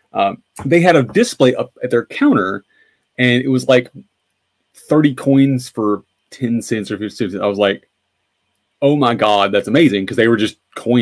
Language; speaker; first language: English; native; English